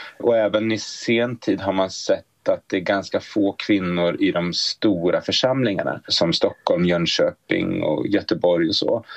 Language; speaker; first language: Swedish; native; Swedish